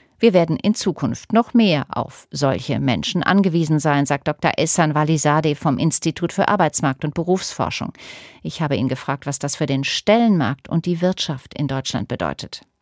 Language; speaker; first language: German; native; German